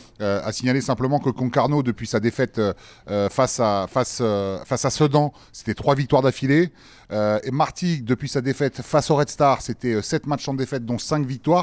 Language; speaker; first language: French; native; French